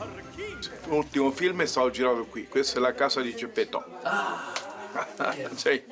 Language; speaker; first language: Italian; native; Italian